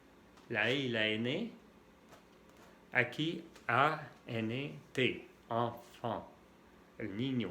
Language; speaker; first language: Spanish; non-native, fluent; French